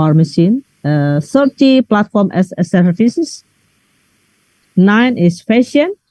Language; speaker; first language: English; non-native, learner; Indonesian